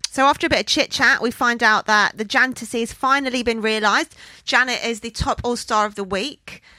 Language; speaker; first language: English; native; English